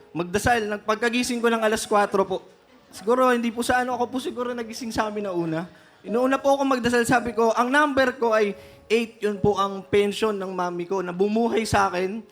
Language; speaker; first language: Filipino; native; Filipino